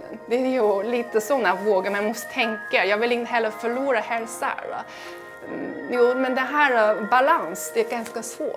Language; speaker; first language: Swedish; non-native, fluent; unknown